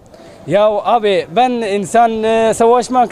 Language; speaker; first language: Turkish; non-native, learner; Arabic